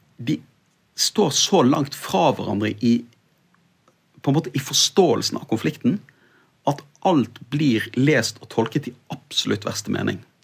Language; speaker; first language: Norwegian; native; Norwegian